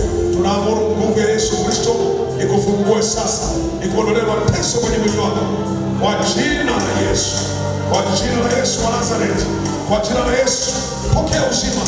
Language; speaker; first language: Swahili; native; Swahili